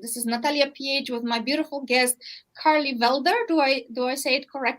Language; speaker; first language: English; non-native, fluent; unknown